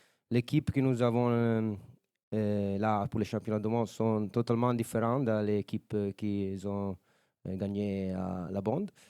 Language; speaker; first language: French; non-native, learner; Italian